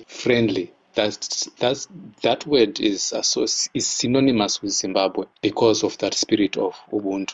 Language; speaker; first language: English; non-native, local second language; Shona